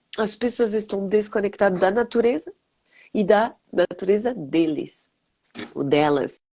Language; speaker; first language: Portuguese; non-native, fluent; French